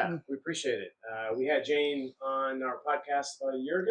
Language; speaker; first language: English; native; English